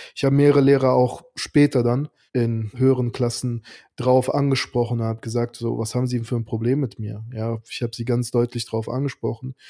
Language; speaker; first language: German; early bilingual, other home language; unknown